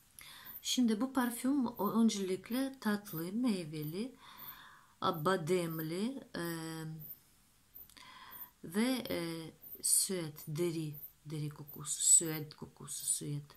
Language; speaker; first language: Turkish; non-native, fluent; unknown